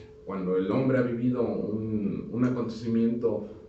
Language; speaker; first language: Spanish; native; Spanish